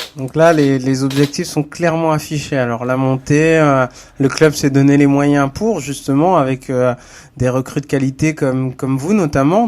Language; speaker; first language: French; native; French